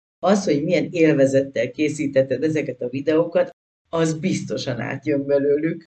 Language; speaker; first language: Hungarian; native; Hungarian